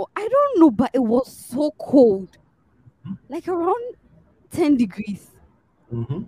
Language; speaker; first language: English; non-native, local second language; Akan